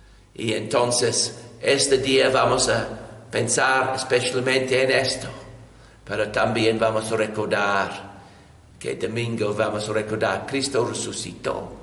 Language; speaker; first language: Spanish; non-native, learner; English